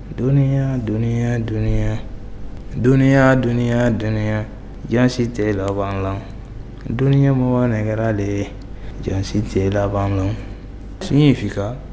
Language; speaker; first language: Italian; non-native, fluent; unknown